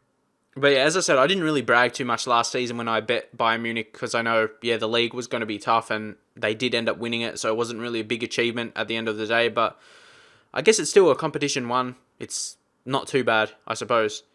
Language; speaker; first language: English; native; English